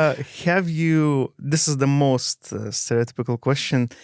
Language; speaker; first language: English; non-native, fluent; Lithuanian